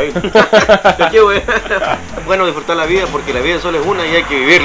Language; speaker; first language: Spanish; native; Spanish